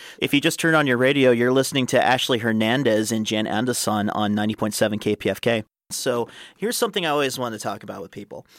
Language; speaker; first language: English; native; English